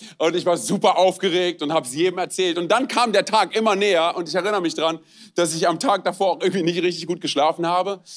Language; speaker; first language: German; non-native, fluent; Romanian